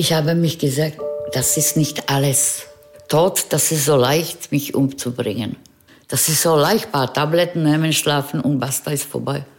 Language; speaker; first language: German; non-native, fluent; Czech